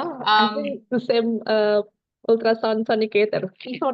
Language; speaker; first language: English; non-native, fluent; Indonesian